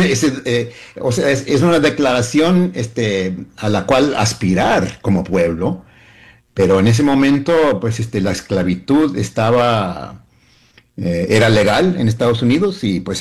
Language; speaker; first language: Spanish; early bilingual, heritage; Spanish